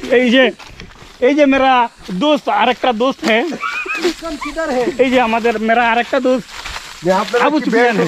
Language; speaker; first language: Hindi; non-native, learner; Bangla